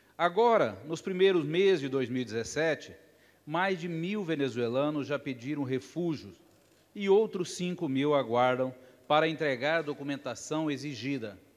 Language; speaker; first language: Portuguese; native; Portuguese